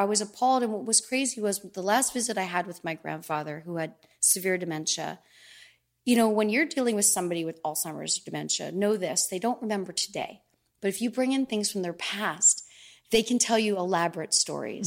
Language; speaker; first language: English; native; English